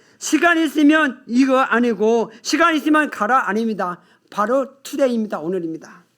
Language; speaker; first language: Korean; native; Korean